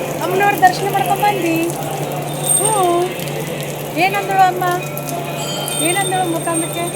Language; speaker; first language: Kannada; native; Kannada